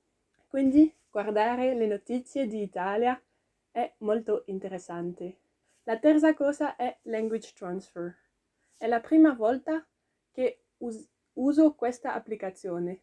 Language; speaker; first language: Italian; non-native, learner; French